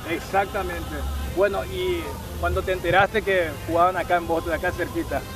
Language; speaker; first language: Spanish; native; Spanish